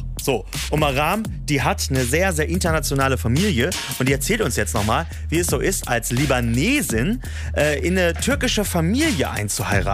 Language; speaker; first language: German; native; German